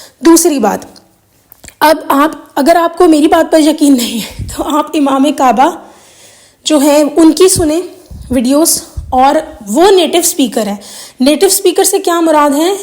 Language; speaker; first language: Urdu; native; Urdu